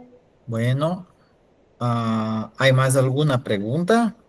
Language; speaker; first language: Spanish; non-native, fluent; Portuguese